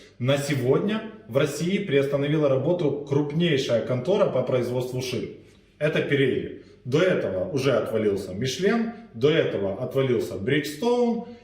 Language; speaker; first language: Russian; native; Russian